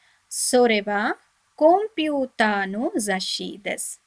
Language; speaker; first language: Japanese; non-native, fluent; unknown